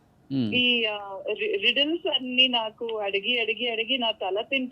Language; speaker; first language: Telugu; non-native, local second language; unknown